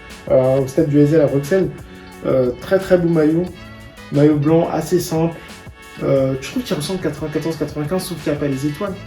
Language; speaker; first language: French; native; French